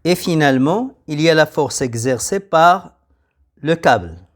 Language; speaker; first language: French; non-native, local second language; Arabic